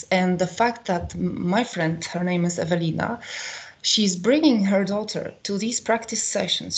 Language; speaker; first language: English; non-native, fluent; Polish